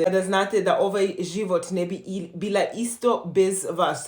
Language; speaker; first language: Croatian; non-native, fluent; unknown